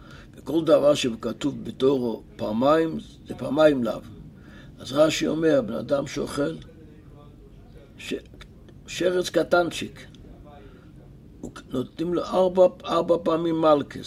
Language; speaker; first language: Hebrew; non-native, local second language; Yiddish